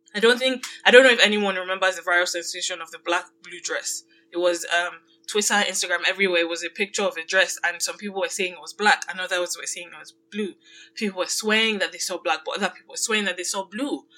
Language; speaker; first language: English; non-native, local second language; Yoruba